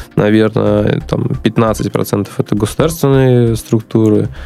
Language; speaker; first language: Russian; native; Russian